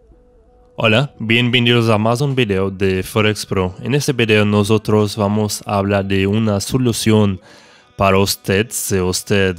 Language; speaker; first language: Spanish; non-native, fluent; Portuguese